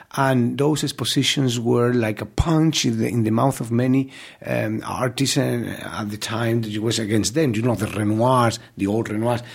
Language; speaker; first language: English; non-native, fluent; Spanish